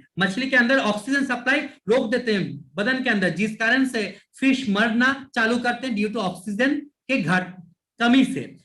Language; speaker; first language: Hindi; non-native, local second language; Bangla